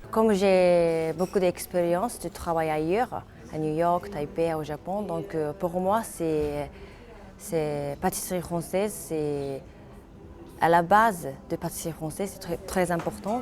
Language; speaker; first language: French; non-native, fluent; Japanese